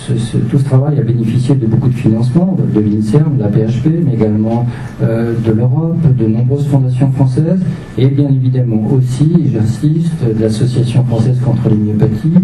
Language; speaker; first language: French; native; French